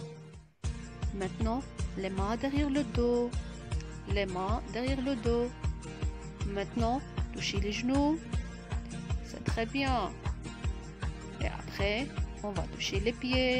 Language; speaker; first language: French; non-native, local second language; Arabic